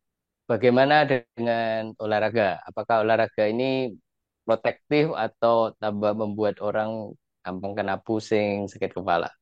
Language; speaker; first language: Indonesian; native; Indonesian